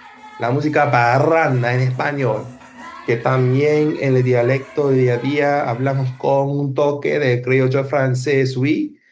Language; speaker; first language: Spanish; non-native, fluent; English